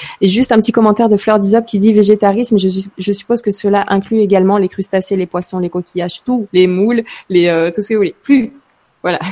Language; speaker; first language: French; native; French